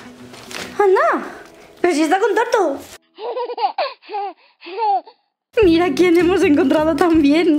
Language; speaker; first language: Spanish; native; Spanish